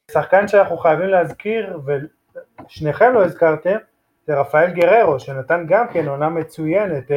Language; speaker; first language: Hebrew; native; Hebrew